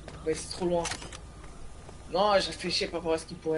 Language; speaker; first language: French; native; French